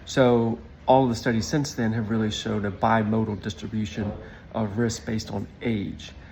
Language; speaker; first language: English; native; English